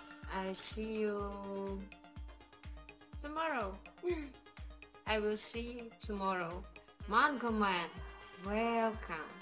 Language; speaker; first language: English; non-native, learner; Russian